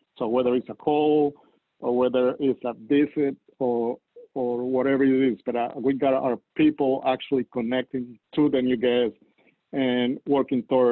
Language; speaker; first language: English; non-native, fluent; Spanish